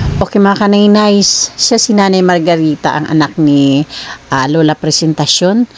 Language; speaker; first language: Filipino; non-native, local second language; Waray